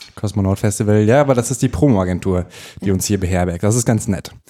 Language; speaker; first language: German; native; German